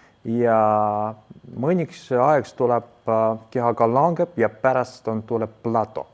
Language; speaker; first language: Estonian; non-native, learner; Russian